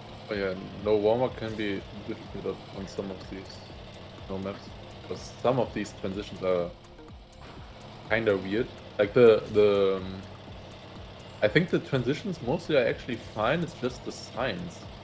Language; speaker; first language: English; non-native, fluent; German